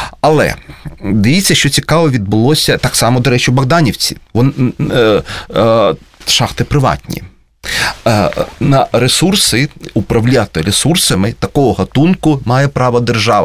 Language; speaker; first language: Ukrainian; native; Ukrainian